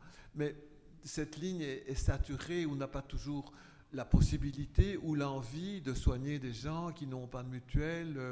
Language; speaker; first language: French; native; French